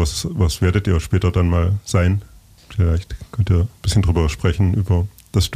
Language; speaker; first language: German; native; German